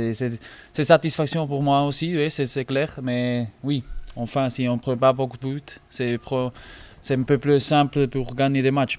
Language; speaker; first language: French; non-native, learner; German